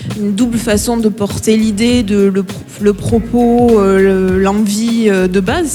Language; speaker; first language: French; native; French